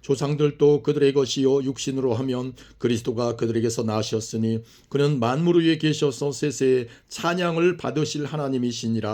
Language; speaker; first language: Korean; native; Korean